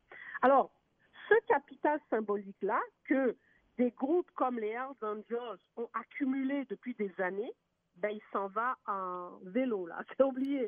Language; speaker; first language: French; native; French